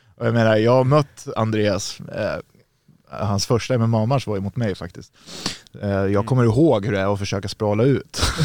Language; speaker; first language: Swedish; native; Swedish